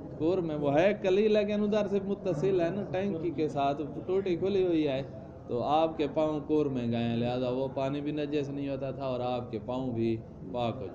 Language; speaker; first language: Urdu; non-native, local second language; Punjabi